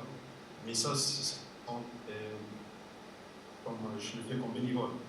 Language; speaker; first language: French; non-native, fluent; Arabic